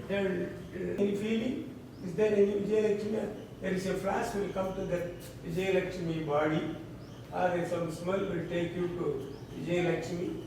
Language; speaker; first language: English; non-native, local second language; Tamil